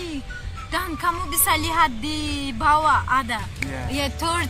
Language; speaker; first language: Indonesian; non-native, learner; Tajik